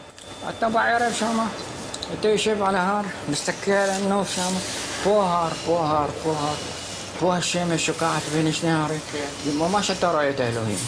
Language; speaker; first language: Hebrew; non-native, fluent; Arabic